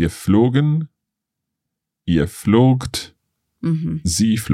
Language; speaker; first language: German; non-native, learner; English